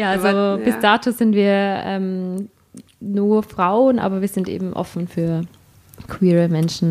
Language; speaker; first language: German; native; German